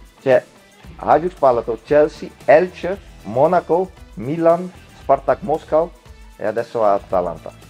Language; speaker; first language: Italian; non-native, fluent; Dutch